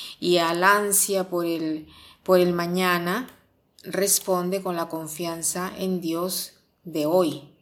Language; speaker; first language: Spanish; non-native, fluent; Italian